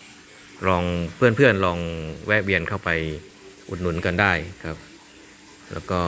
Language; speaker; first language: Thai; native; Thai